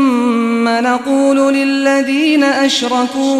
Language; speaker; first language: Arabic; native; Arabic